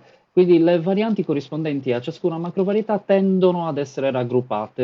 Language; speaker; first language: Italian; native; Italian